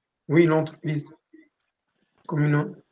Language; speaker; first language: French; non-native, local second language; Arabic